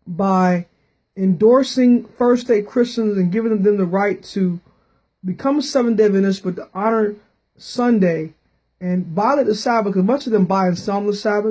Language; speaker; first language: English; native; English